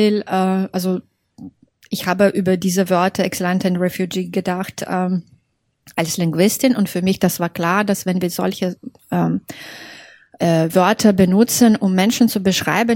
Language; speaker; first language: German; non-native, fluent; Russian